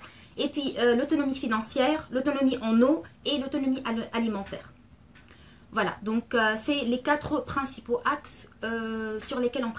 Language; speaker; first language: French; non-native, local second language; Arabic